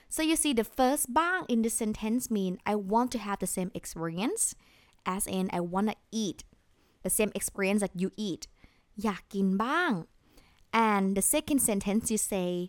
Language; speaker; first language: English; non-native, fluent; Thai